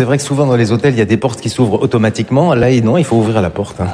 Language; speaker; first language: French; native; French